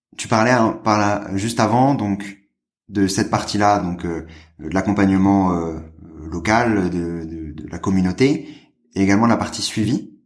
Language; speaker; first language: French; native; French